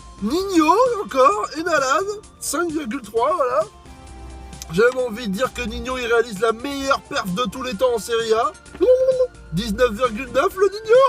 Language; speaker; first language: French; native; French